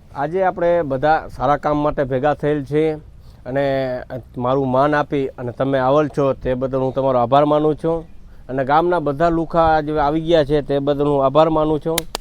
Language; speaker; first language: Gujarati; native; Gujarati